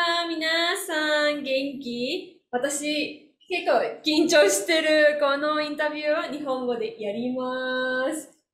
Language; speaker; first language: Japanese; non-native, learner; Spanish